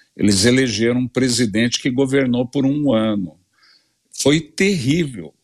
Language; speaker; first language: Portuguese; native; Portuguese